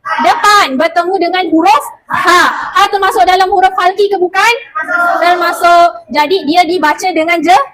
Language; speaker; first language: Malay; native; Malay